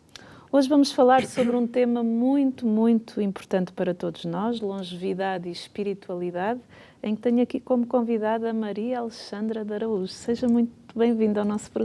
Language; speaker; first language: Portuguese; native; Portuguese